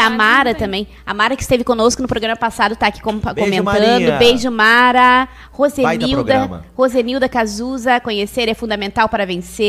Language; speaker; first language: Portuguese; native; Portuguese